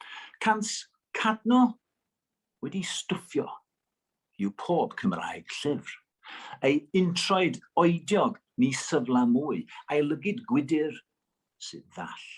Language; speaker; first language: Welsh; native; Welsh